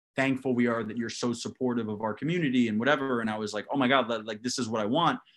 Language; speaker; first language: English; native; English